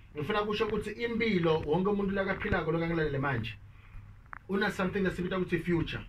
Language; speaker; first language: Zulu; non-native, local second language; Swati